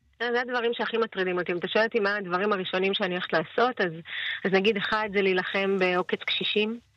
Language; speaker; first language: Hebrew; early bilingual, other home language; Russian